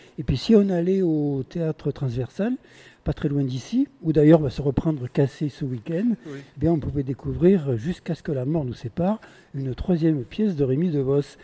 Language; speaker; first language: French; native; French